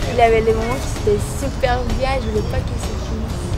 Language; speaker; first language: French; non-native, learner; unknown